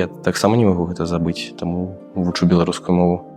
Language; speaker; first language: Belarusian; non-native, local second language; Russian